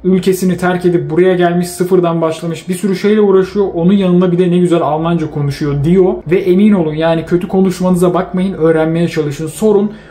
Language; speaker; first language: Turkish; native; Turkish